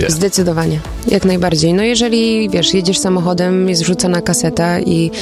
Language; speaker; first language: Polish; early bilingual, heritage; Polish